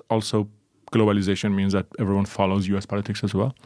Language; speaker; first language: English; early bilingual, other home language; Persian